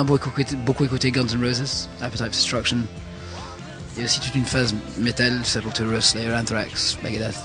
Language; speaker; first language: French; early bilingual, other home language; English